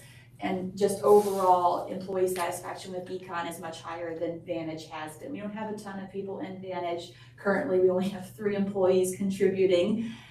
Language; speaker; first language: English; native; English